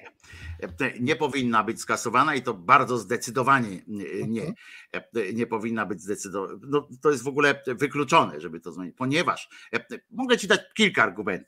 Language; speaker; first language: Polish; native; Polish